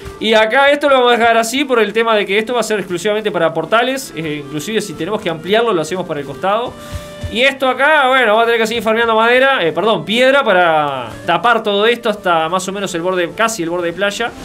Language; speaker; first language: Spanish; native; Spanish